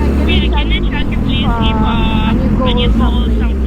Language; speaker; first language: English; non-native, learner; Russian